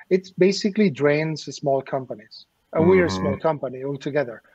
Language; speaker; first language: English; non-native, fluent; Spanish